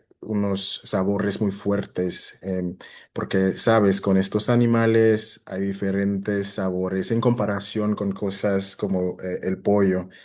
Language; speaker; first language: Spanish; non-native, fluent; English